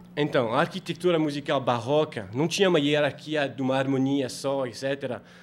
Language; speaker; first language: Portuguese; non-native, fluent; French